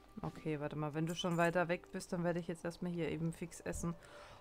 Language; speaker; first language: German; native; German